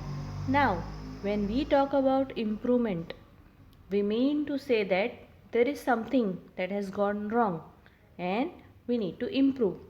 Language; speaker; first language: English; non-native, local second language; Hindi